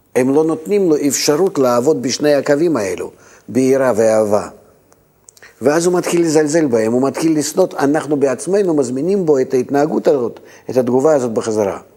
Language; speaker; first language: Hebrew; non-native, fluent; Russian